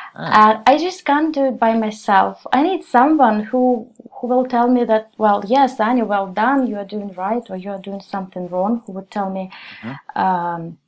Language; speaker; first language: English; non-native, fluent; Russian